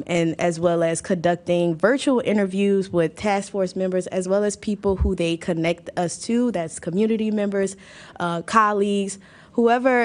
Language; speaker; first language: English; native; English